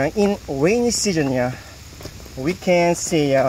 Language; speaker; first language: English; non-native, fluent; Korean